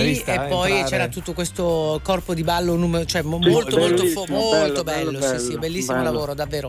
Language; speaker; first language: Italian; native; Italian